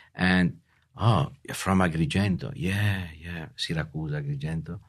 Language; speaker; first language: English; non-native, learner; Italian